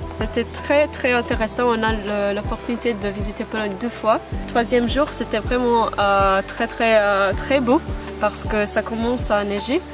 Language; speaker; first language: French; non-native, fluent; Maltese